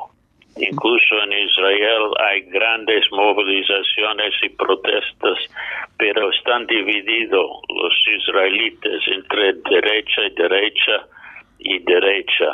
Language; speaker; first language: Spanish; non-native, fluent; English